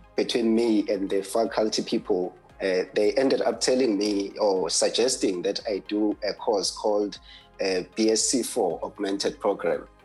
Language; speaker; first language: English; non-native, local second language; Zulu